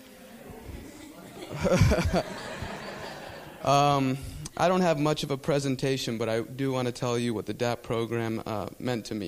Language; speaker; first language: English; early bilingual, other home language; Spanish